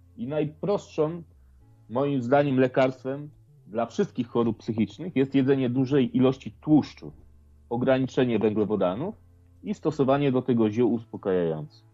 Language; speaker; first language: Polish; native; Polish